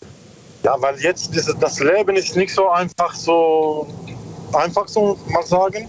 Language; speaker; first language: German; non-native, learner; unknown